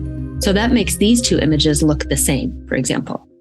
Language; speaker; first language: English; native; English